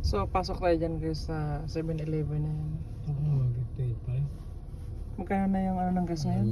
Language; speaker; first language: Filipino; native; Filipino